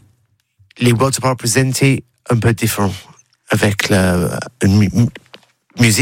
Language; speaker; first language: French; non-native, learner; English